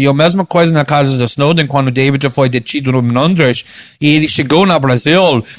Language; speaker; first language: Portuguese; non-native, fluent; English